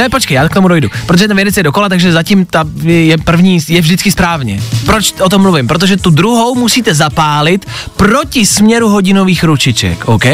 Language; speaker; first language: Czech; native; Czech